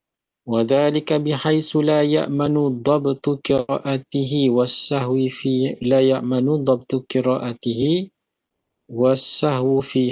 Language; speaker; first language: Arabic; non-native, fluent; Malay